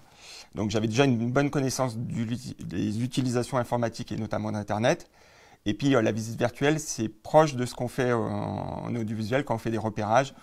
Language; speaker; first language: French; native; French